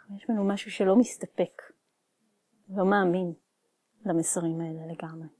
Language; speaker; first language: Hebrew; native; Hebrew